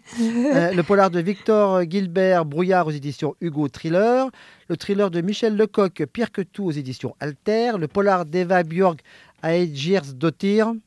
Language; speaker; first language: French; native; French